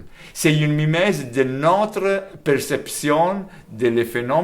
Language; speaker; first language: French; non-native, fluent; Italian